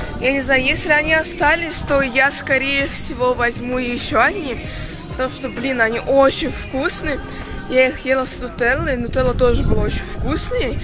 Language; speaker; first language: Russian; non-native, local second language; Azerbaijani